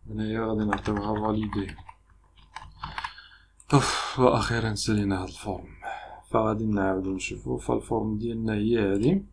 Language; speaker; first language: Arabic; native; Arabic